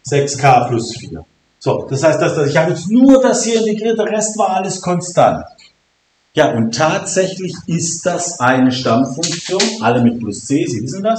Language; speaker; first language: German; native; German